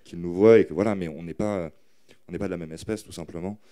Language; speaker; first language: French; native; French